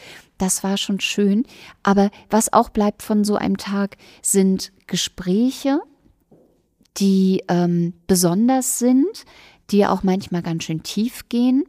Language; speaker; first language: German; native; German